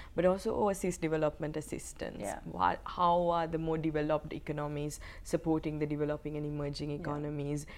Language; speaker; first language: English; non-native, local second language; Sinhala